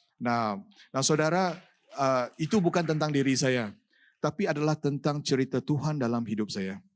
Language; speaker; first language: Malay; non-native, local second language; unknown